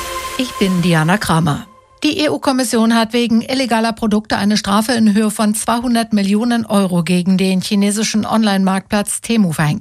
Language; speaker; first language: German; native; German